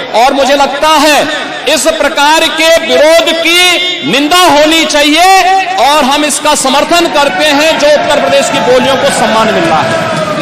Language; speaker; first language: Hindi; native; Hindi